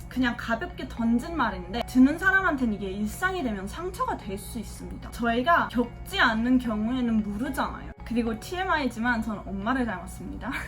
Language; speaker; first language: Korean; early bilingual, heritage; Korean